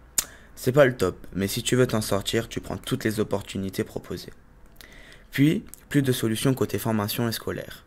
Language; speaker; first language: French; native; French